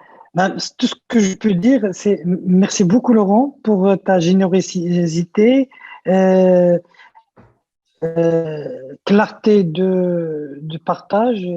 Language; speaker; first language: French; non-native, local second language; Arabic